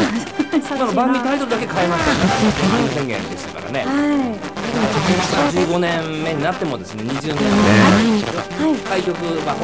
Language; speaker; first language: Japanese; native; Japanese